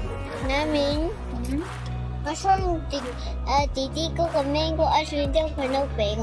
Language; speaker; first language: Cantonese; early bilingual, heritage; English